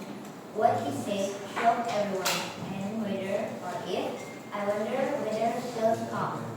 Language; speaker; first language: English; non-native, learner; Indonesian